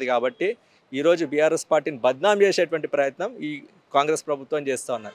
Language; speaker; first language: Telugu; native; Telugu